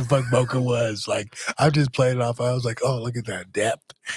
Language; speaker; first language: English; native; English